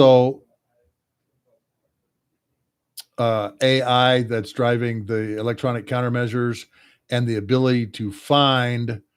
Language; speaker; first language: English; native; English